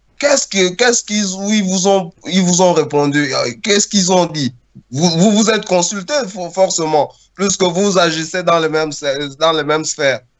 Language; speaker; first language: French; native; French